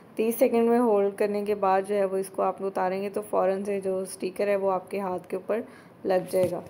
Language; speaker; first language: Urdu; native; Urdu